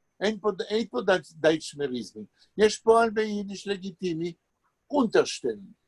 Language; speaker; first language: Hebrew; native; Hebrew